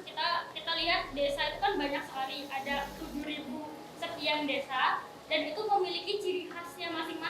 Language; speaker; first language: Indonesian; native; Indonesian